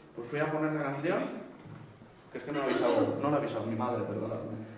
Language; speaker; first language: Spanish; native; Spanish